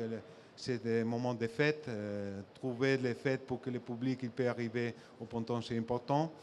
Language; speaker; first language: French; non-native, fluent; Spanish